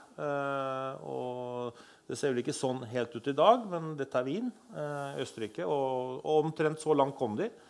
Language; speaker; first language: Norwegian; native; Norwegian